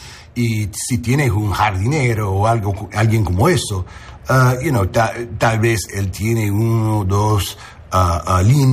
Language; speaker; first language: Spanish; non-native, learner; English